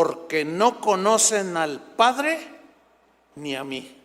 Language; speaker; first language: Spanish; native; Spanish